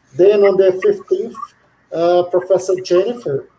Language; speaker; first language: English; non-native, fluent; Portuguese